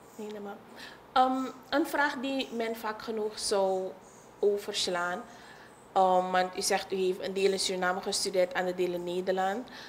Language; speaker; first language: Dutch; native; Dutch